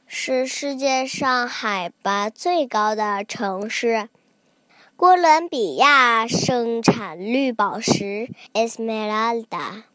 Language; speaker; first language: Chinese; early bilingual, heritage; Chinese